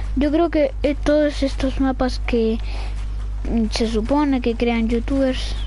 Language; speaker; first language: Spanish; native; Spanish